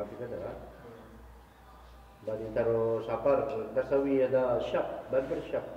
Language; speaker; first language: Arabic; non-native, learner; Filipino